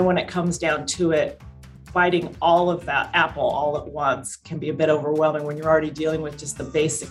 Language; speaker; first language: English; native; English